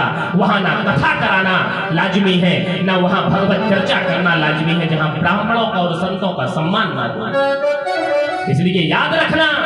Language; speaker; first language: Hindi; native; Hindi